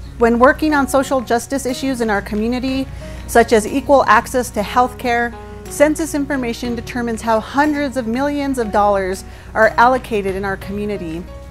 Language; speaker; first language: English; native; English